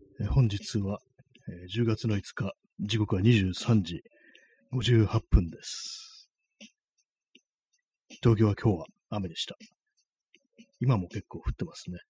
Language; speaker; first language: Japanese; native; Japanese